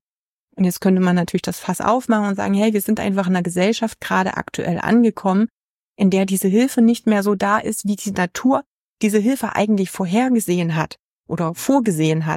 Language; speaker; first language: German; native; German